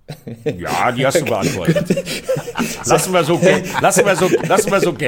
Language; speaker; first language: German; native; German